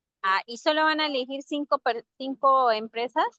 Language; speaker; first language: Spanish; native; Spanish